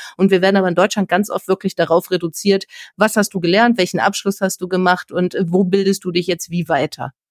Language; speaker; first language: German; native; German